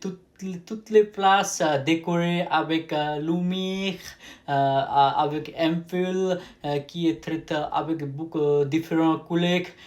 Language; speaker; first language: French; non-native, learner; Nepali